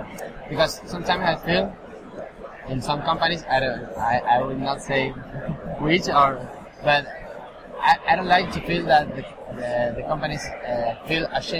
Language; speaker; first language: English; non-native, learner; Spanish